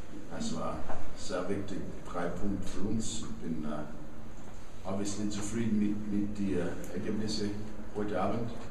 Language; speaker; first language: German; non-native, learner; English